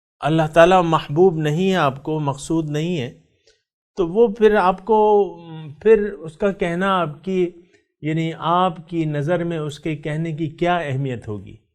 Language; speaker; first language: Urdu; non-native, local second language; Pashto